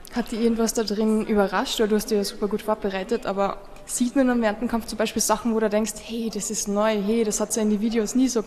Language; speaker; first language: German; native; German